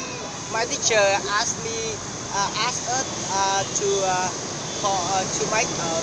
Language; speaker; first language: English; non-native, learner; Vietnamese